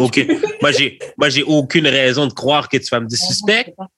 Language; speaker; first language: French; native; French